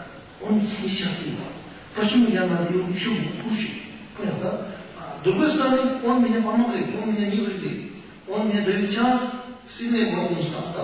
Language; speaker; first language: Russian; non-native, learner; Tibetan